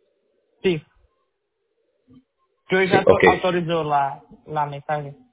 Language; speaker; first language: Spanish; non-native, learner; Portuguese